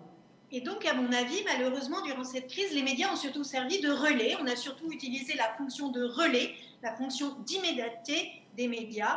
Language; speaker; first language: French; native; French